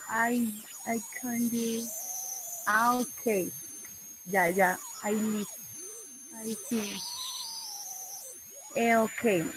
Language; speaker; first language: English; non-native, learner; Spanish